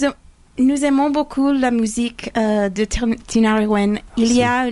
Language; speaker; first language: French; non-native, learner; English